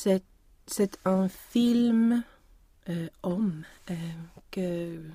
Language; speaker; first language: French; non-native, learner; Swedish